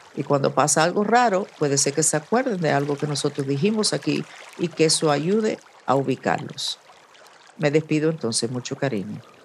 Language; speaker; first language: Spanish; non-native, fluent; English